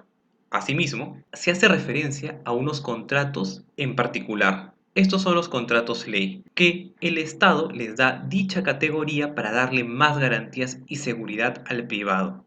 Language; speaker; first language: Spanish; native; Spanish